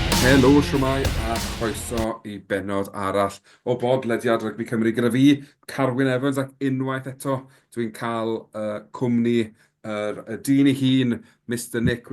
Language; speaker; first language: Welsh; native; Welsh